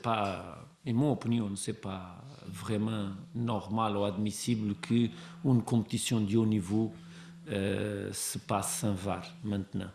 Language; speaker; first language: French; non-native, learner; Portuguese